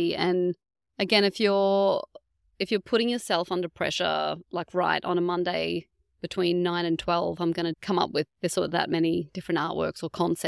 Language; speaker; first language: English; native; English